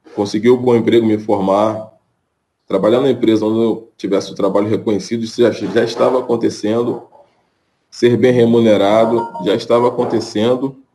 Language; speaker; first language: Portuguese; native; Portuguese